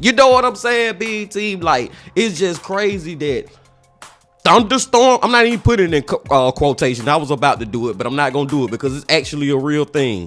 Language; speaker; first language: English; native; English